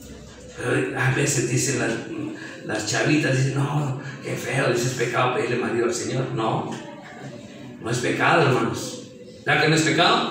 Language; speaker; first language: Spanish; native; Spanish